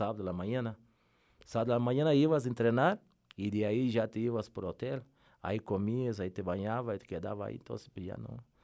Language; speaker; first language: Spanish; non-native, fluent; Portuguese